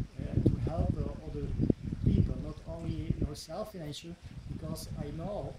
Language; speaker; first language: English; non-native, fluent; Dutch